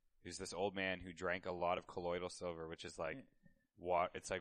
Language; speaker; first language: English; native; English